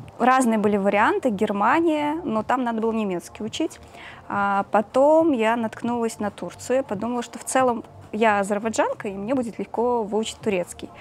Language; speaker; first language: Russian; early bilingual, other home language; Azerbaijani